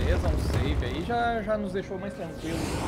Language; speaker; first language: Portuguese; native; Portuguese